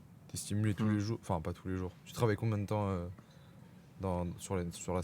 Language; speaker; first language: French; native; French